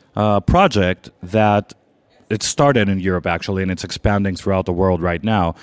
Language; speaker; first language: English; non-native, fluent; Greek